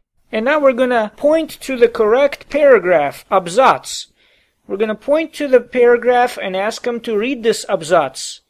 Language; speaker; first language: English; native; English